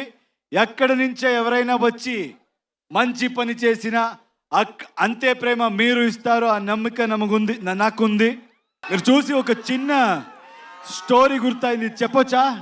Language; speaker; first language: Telugu; non-native, fluent; Kannada